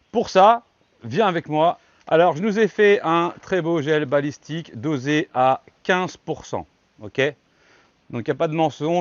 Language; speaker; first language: French; native; French